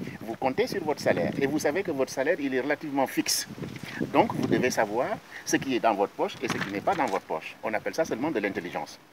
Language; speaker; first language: French; non-native, local second language; Wolof